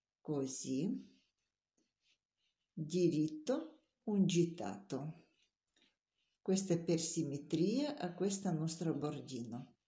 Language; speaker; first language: Italian; non-native, learner; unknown